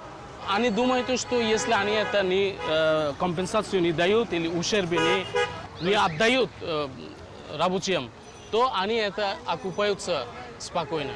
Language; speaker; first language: Russian; non-native, fluent; Bangla